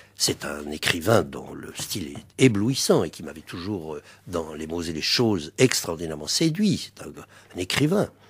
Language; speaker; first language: French; native; French